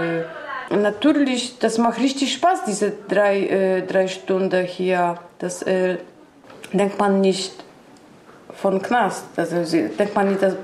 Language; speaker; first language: German; non-native, learner; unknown